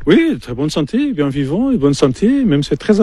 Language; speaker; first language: French; non-native, fluent; Portuguese